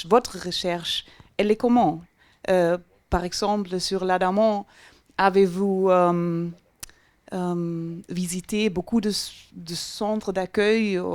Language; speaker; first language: French; non-native, fluent; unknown